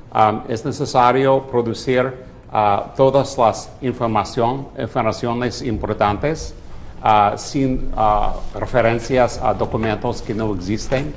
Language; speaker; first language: Spanish; non-native, fluent; English